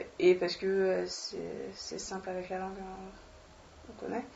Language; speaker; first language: French; non-native, fluent; Swedish